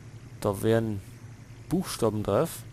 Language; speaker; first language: German; native; German